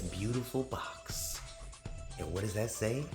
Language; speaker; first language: English; native; English